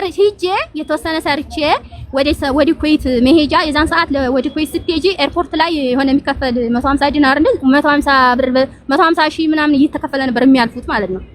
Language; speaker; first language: Amharic; native; Amharic